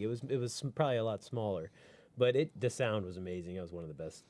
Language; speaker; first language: English; native; English